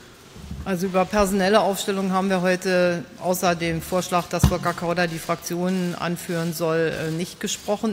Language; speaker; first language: German; native; German